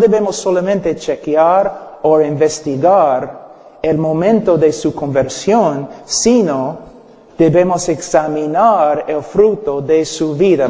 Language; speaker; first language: Spanish; non-native, fluent; English